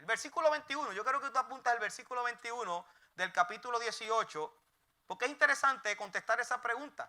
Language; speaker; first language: Spanish; native; Spanish